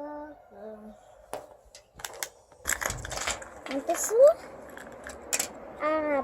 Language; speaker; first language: Turkish; non-native, learner; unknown